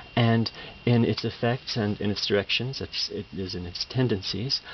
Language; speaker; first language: English; native; English